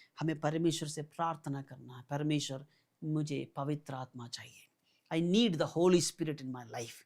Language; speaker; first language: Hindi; non-native, local second language; Malayalam